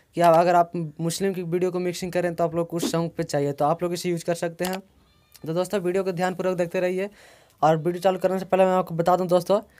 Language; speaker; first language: Hindi; native; Hindi